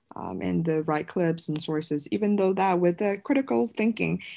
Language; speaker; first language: English; non-native, fluent; Chinese